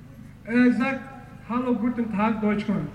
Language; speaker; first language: German; non-native, learner; Serbian